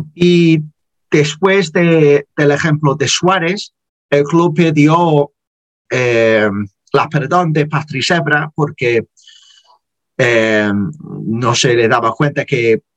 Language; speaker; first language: Spanish; non-native, learner; English